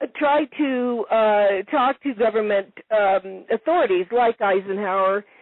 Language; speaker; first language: English; non-native, fluent; Italian